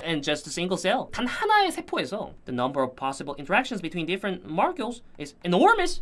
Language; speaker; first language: English; non-native, fluent; Korean